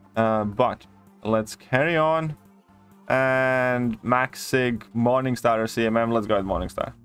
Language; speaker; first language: English; non-native, fluent; Latvian